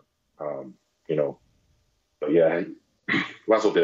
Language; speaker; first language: English; native; English